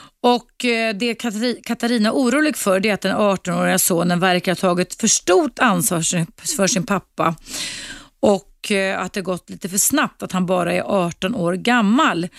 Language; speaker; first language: Swedish; native; Swedish